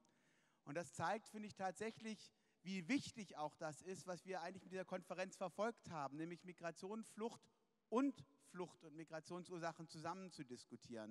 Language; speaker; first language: German; native; German